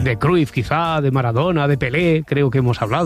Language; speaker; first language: Spanish; native; Spanish